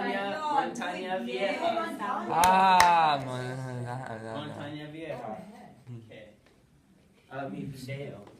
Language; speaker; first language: Spanish; non-native, learner; English